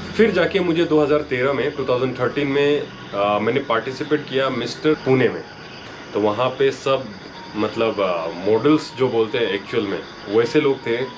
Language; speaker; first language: Hindi; non-native, local second language; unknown